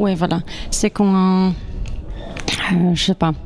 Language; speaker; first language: French; non-native, fluent; Polish